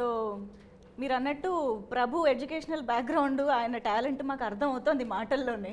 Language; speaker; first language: Telugu; native; Telugu